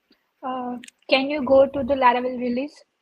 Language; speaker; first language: English; non-native, local second language; Gujarati